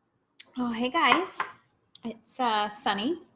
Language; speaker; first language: English; native; English